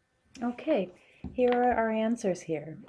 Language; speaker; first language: English; native; English